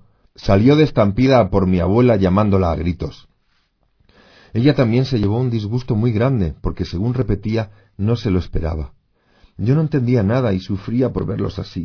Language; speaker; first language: Spanish; native; Spanish